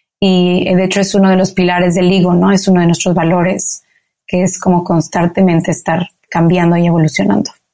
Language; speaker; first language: Spanish; native; Spanish